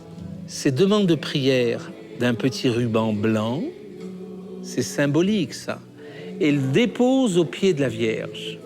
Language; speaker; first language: French; native; French